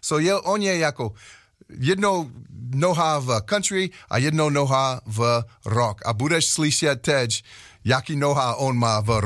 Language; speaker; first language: Czech; non-native, learner; English